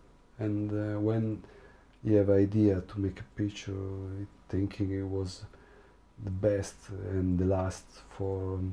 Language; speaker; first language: English; non-native, learner; Italian